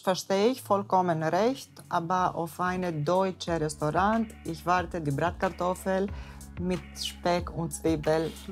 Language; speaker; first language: German; non-native, fluent; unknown